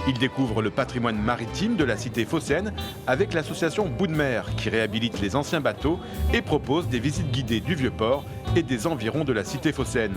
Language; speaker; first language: French; native; French